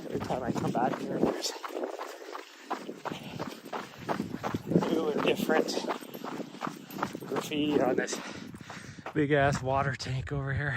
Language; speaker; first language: English; native; English